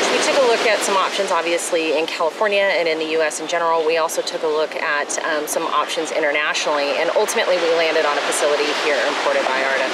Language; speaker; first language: English; native; English